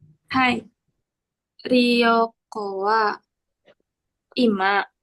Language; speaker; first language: Japanese; non-native, learner; Indonesian